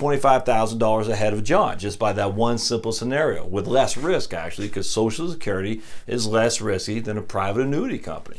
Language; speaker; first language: English; native; English